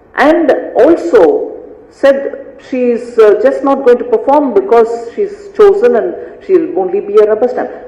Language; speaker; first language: English; non-native, local second language; Tamil